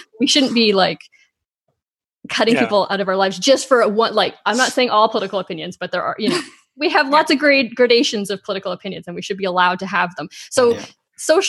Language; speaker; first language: English; native; English